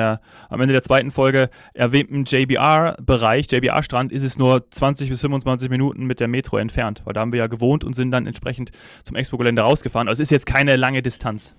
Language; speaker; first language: German; native; German